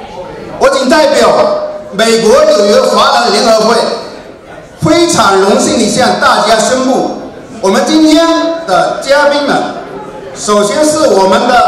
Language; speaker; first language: Chinese; native; Chinese